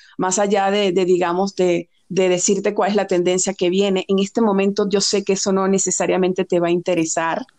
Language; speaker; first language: Spanish; native; Spanish